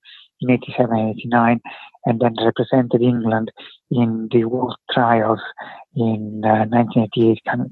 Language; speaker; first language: English; non-native, fluent; Italian